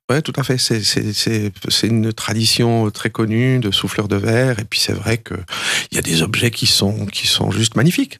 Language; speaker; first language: French; native; French